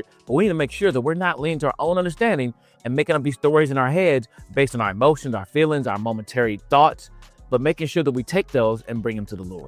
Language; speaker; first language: English; native; English